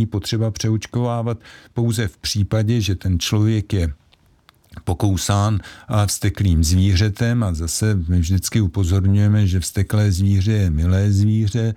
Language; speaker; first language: Czech; native; Czech